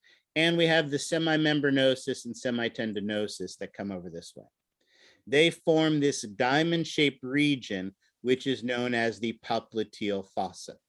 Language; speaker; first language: English; native; English